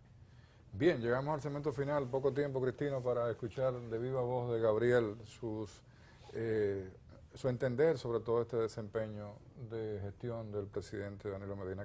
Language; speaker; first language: Spanish; native; Spanish